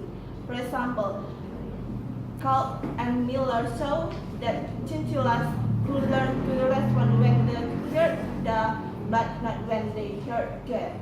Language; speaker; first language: English; non-native, learner; Indonesian